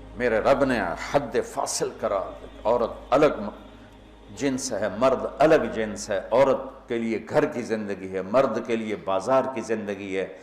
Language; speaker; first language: Urdu; non-native, local second language; Punjabi